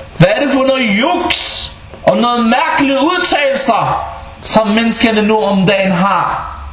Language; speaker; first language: Danish; early bilingual, other home language; Bosnian